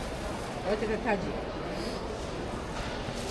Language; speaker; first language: Russian; non-native, learner; Tajik